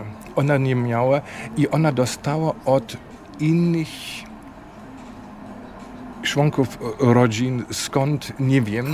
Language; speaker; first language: Polish; non-native, fluent; German